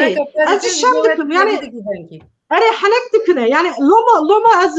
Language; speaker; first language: Kurdish; non-native, local second language; Turkish